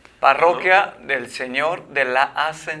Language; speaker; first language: Spanish; native; Spanish